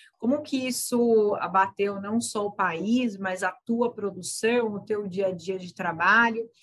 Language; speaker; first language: Portuguese; native; Portuguese